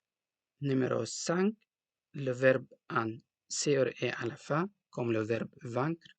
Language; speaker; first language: French; non-native, local second language; Arabic